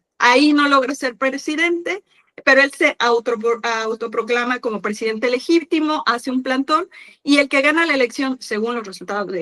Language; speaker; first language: Spanish; native; Spanish